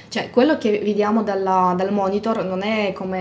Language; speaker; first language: Italian; non-native, fluent; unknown